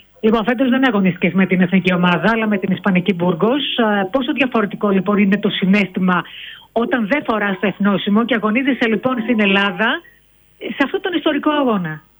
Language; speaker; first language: Greek; native; Greek